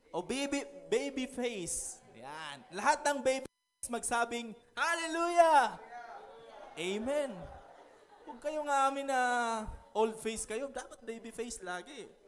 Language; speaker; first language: Filipino; non-native, local second language; Cebuano